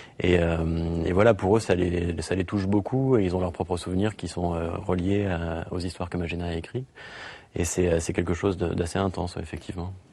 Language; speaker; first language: French; native; French